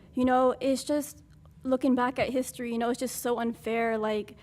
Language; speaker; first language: English; early bilingual, other home language; Arabic